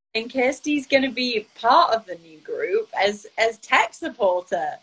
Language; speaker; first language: English; native; English